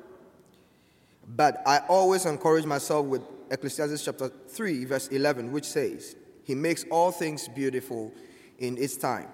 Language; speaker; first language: English; non-native, local second language; Akan